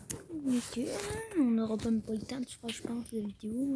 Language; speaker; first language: French; native; French